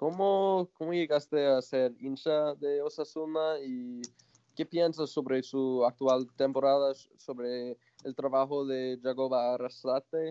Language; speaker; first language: Spanish; non-native, fluent; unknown